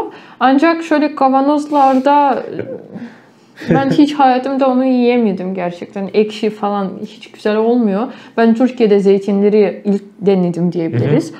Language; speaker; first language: Turkish; non-native, fluent; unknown